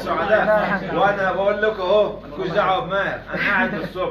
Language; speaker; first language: Arabic; native; Arabic